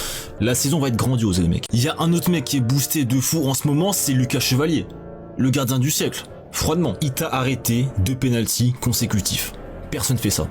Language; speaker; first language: French; native; French